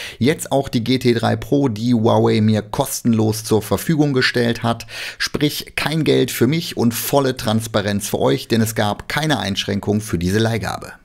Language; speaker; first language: German; native; German